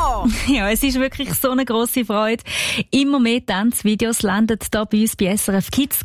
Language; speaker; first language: German; native; German